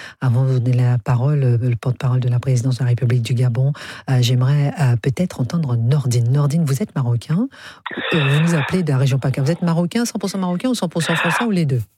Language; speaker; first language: French; native; French